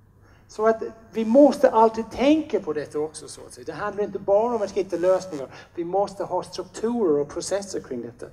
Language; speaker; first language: Swedish; non-native, fluent; English